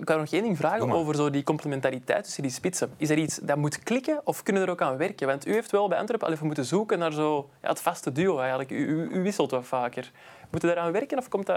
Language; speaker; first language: Dutch; native; Dutch